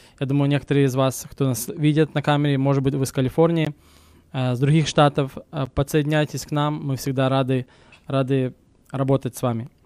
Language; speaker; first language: Russian; early bilingual, heritage; Russian